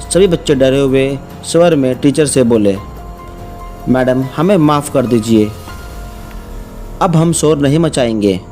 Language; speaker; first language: Hindi; native; Hindi